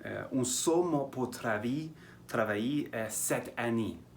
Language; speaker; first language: French; non-native, learner; English